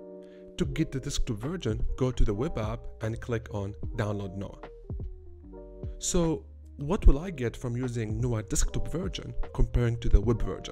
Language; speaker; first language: English; non-native, fluent; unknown